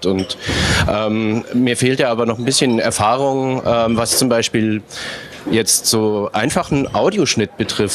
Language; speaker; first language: German; native; German